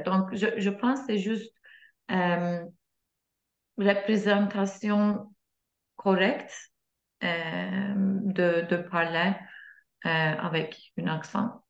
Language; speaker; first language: French; non-native, learner; Turkish